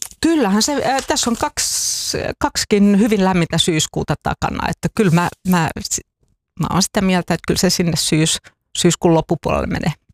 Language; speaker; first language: Finnish; native; Finnish